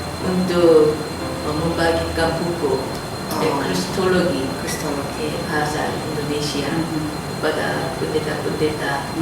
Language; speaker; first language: Indonesian; non-native, learner; Korean